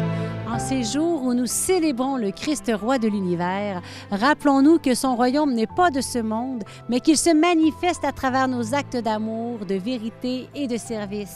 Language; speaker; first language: French; native; French